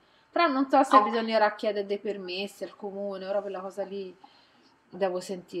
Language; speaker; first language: Italian; native; Italian